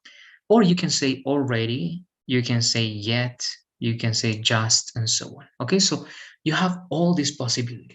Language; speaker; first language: English; non-native, fluent; Spanish